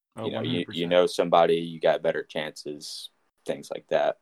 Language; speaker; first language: English; native; English